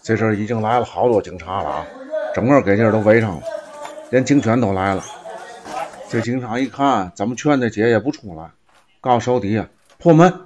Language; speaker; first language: Chinese; native; Chinese